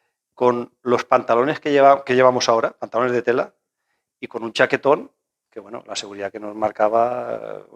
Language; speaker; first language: Spanish; native; Spanish